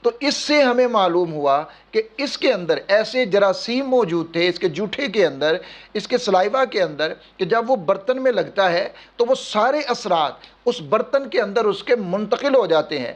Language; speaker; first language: Urdu; native; Urdu